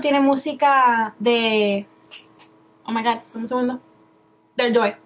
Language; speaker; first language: Spanish; early bilingual, heritage; Spanish